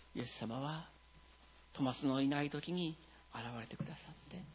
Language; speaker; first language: Japanese; native; Japanese